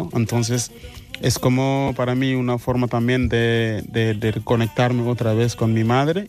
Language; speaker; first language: Spanish; non-native, fluent; Mandingo